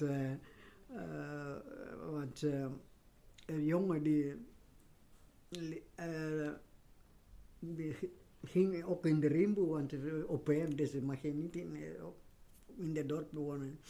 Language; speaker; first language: Dutch; non-native, learner; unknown